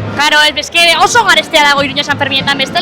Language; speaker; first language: Basque; native; Basque